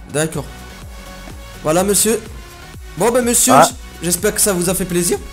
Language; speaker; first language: French; native; French